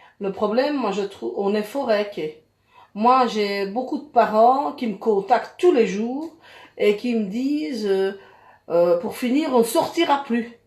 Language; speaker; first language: French; early bilingual, other home language; Arabic